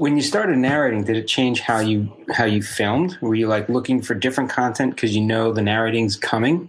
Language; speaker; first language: English; native; English